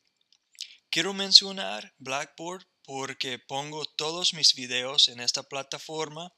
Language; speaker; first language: Spanish; non-native, fluent; English